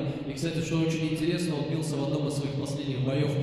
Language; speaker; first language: Russian; native; Russian